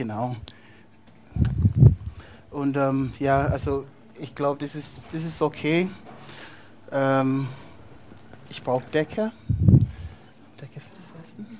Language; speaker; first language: German; non-native, fluent; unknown